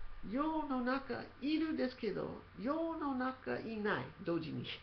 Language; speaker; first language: Japanese; non-native, fluent; English